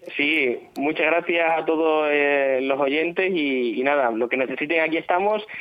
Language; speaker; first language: Spanish; native; Spanish